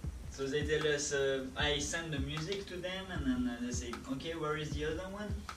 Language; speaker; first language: English; non-native, fluent; French